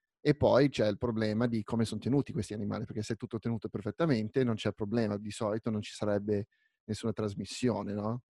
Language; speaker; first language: Italian; native; Italian